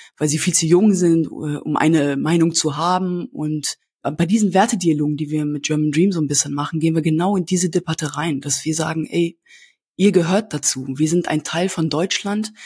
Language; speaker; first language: German; native; German